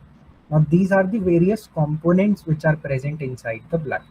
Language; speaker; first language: English; non-native, local second language; Hindi